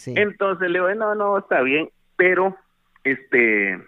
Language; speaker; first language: Spanish; native; Spanish